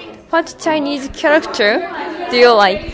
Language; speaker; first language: English; non-native, learner; Japanese